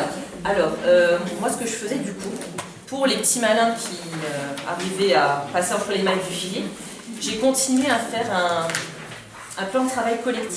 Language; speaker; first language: French; native; French